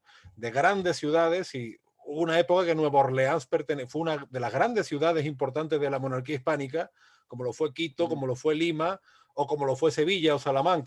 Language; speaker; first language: Spanish; native; Spanish